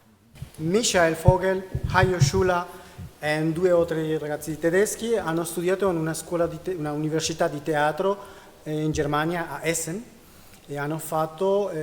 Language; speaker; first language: Italian; non-native, learner; Spanish